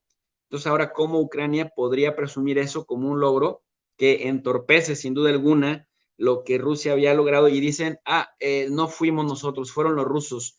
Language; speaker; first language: Spanish; native; Spanish